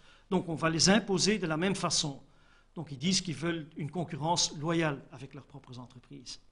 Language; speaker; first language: French; native; French